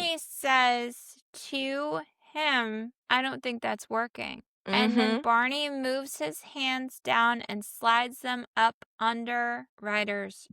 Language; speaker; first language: English; native; English